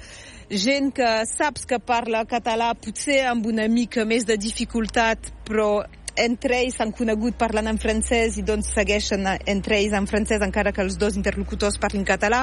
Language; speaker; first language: Catalan; native; Catalan